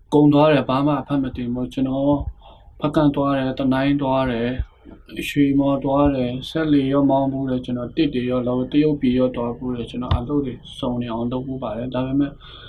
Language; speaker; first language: Burmese; non-native, local second language; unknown